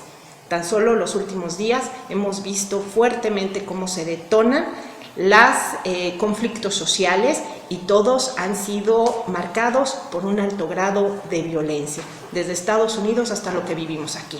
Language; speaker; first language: Spanish; native; Spanish